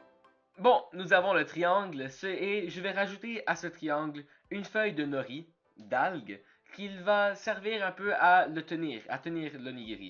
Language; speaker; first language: French; native; French